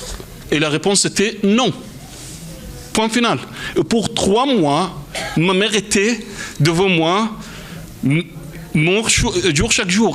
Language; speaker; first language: French; non-native, fluent; Arabic